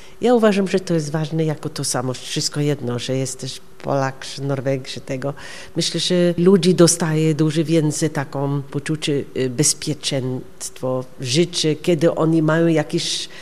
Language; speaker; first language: Polish; non-native, learner; Norwegian